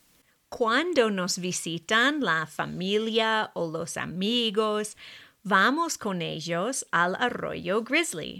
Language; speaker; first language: Spanish; non-native, fluent; English